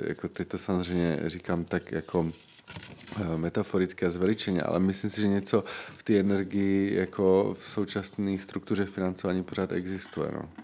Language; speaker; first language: Czech; native; Czech